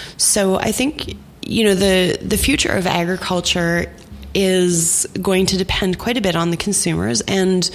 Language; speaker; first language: English; native; English